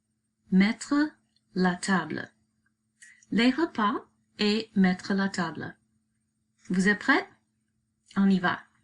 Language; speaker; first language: French; non-native, fluent; English